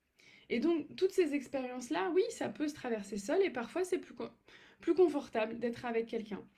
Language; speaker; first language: French; native; French